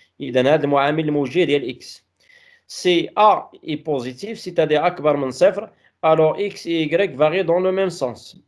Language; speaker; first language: French; non-native, local second language; Arabic